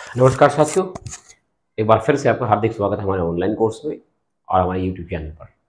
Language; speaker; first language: Hindi; native; Hindi